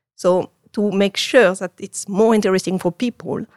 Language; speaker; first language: English; non-native, fluent; French